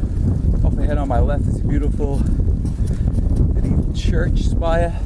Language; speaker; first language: English; native; English